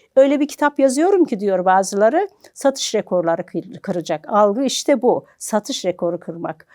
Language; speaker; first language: Turkish; native; Turkish